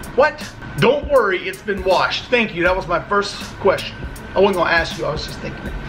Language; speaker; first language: English; native; English